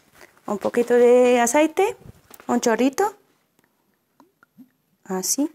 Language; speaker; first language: Spanish; non-native, fluent; Arabic